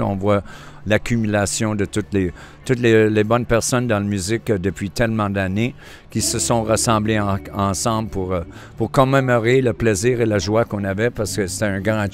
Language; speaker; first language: French; native; French